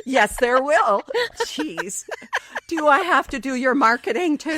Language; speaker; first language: English; native; English